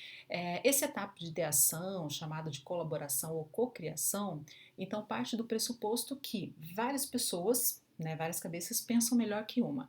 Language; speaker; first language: Portuguese; native; Portuguese